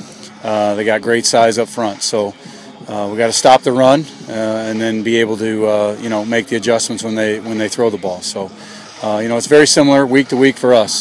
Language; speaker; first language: English; native; English